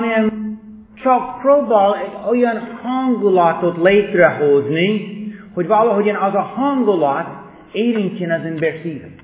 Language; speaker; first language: Hungarian; non-native, fluent; English